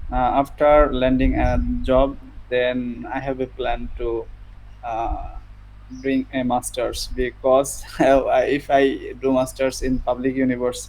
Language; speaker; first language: English; non-native, learner; Bangla